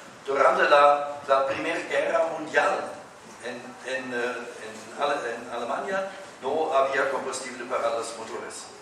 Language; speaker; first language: Spanish; non-native, fluent; German